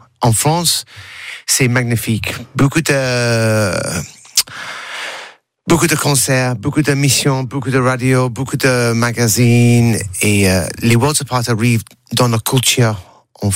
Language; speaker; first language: French; non-native, learner; English